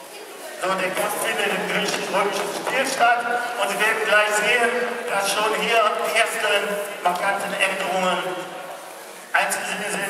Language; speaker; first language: German; native; German